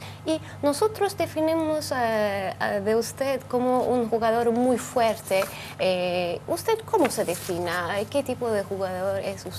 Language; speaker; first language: Spanish; non-native, fluent; Turkish